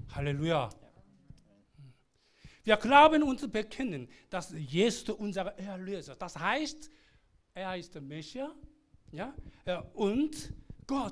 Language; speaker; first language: German; non-native, learner; Korean